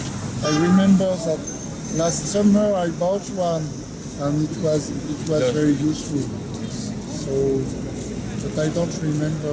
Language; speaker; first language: English; non-native, learner; French